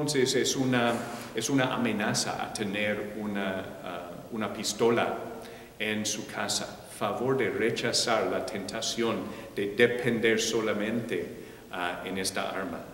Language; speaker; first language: Spanish; non-native, fluent; English